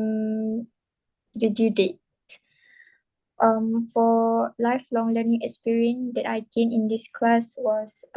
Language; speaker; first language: English; non-native, local second language; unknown